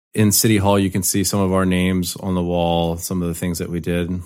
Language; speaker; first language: English; native; English